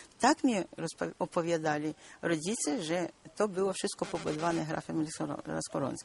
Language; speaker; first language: Polish; early bilingual, heritage; Polish